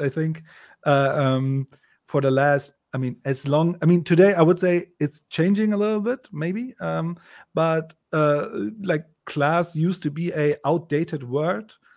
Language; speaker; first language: English; non-native, fluent; German